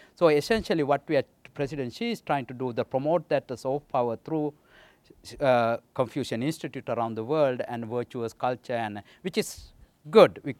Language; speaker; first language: English; non-native, local second language; Sinhala